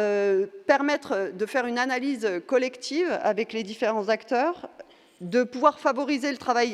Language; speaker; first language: French; native; French